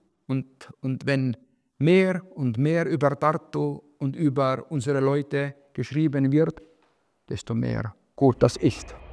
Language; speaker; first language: German; non-native, fluent; Estonian